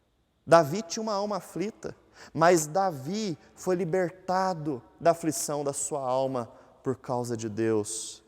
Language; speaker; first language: Portuguese; native; Portuguese